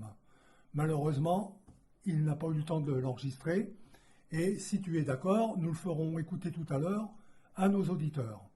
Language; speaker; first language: French; native; French